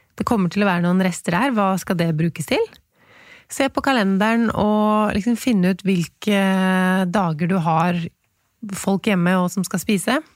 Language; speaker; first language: Norwegian; native; Norwegian